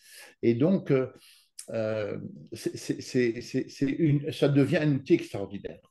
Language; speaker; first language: French; native; French